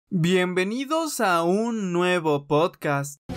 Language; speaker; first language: Spanish; native; Spanish